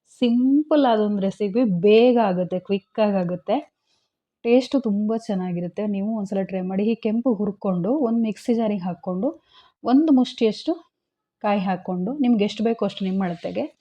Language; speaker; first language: Kannada; non-native, local second language; Konkani